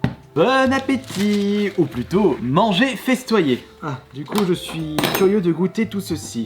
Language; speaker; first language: French; native; French